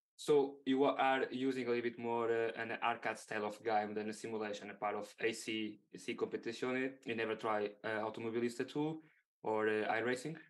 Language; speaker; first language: English; non-native, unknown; Portuguese